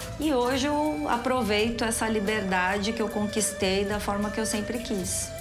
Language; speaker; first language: Portuguese; early bilingual, other home language; Cantonese